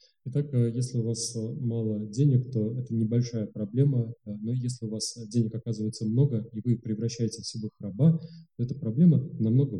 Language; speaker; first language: Russian; native; Russian